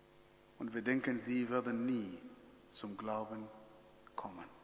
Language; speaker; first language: German; non-native, fluent; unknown